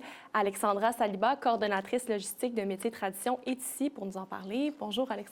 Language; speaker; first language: French; native; French